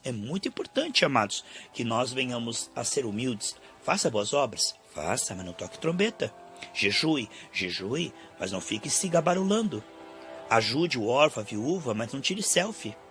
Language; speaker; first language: Portuguese; native; Portuguese